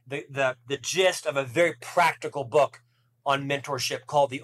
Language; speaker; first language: English; native; English